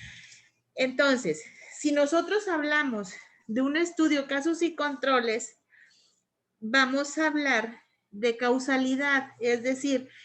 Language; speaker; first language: Spanish; native; Spanish